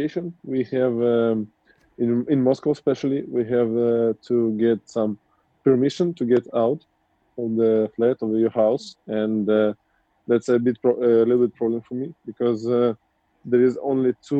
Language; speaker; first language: English; non-native, learner; Russian